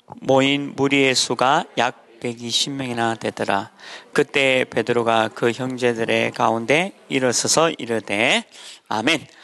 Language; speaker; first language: Korean; native; Korean